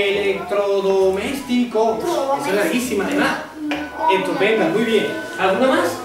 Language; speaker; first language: Spanish; native; Spanish